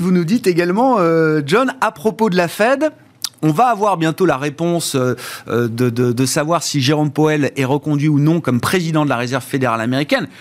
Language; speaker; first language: French; native; French